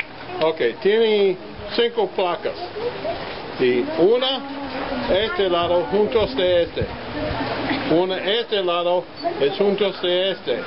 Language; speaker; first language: Spanish; non-native, learner; English